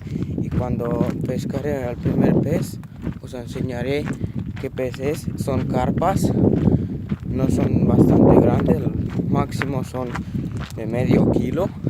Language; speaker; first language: Spanish; non-native, local second language; Catalan